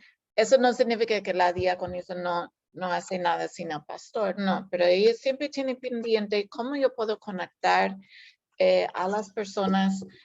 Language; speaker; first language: Spanish; non-native, fluent; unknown